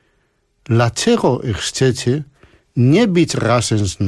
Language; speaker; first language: Polish; non-native, fluent; Spanish